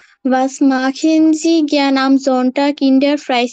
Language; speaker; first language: German; non-native, learner; Bangla